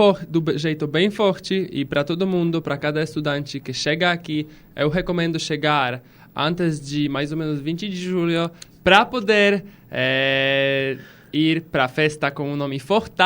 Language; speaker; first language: Portuguese; non-native, fluent; Polish